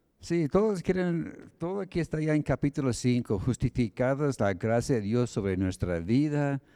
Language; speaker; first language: Spanish; non-native, fluent; English